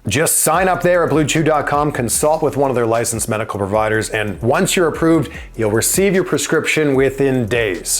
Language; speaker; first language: English; native; English